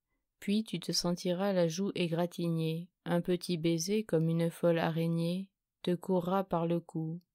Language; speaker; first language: French; native; French